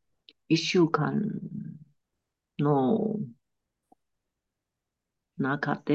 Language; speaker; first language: Japanese; non-native, learner; Chinese